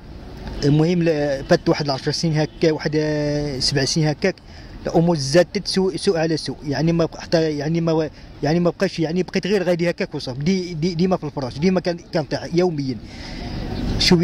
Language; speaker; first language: Arabic; native; Arabic